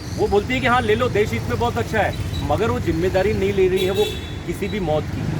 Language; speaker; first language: Hindi; native; Hindi